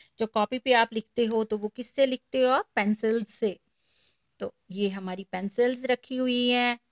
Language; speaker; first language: Hindi; native; Hindi